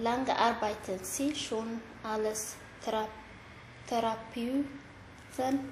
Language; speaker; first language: German; non-native, learner; Tigrinya